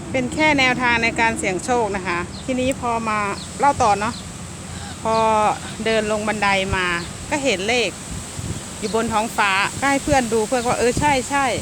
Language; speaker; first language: Thai; non-native, local second language; Northeastern Thai